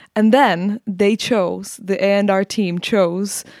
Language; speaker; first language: English; non-native, fluent; Czech